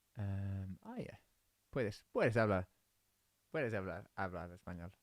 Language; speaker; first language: Spanish; non-native, learner; English